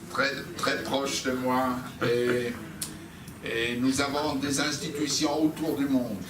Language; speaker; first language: French; non-native, fluent; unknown